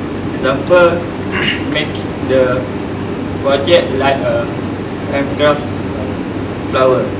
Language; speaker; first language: English; non-native, local second language; Malay